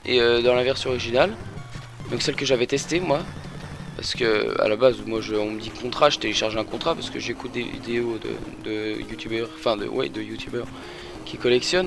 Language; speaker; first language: French; native; French